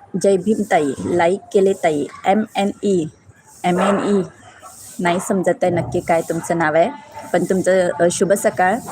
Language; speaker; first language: Hindi; non-native, local second language; Marathi